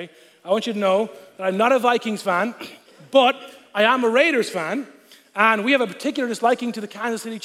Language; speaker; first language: English; non-native, local second language; Irish